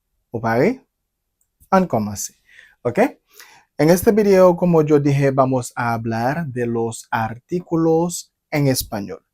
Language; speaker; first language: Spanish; non-native, fluent; Haitian Creole